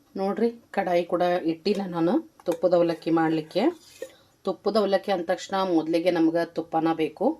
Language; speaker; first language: Kannada; native; Kannada